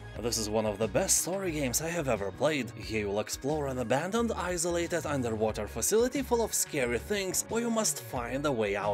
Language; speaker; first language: English; non-native, fluent; Lithuanian